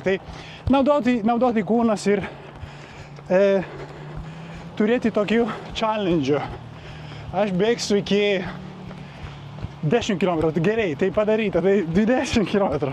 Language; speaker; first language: Lithuanian; non-native, learner; Italian